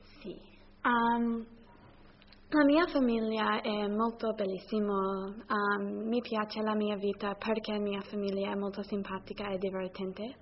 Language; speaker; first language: Italian; non-native, learner; English